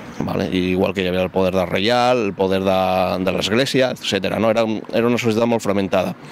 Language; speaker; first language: Catalan; non-native, local second language; Spanish